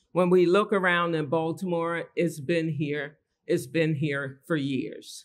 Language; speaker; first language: English; native; English